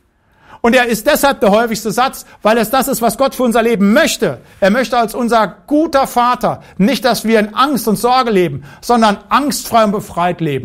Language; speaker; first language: German; native; German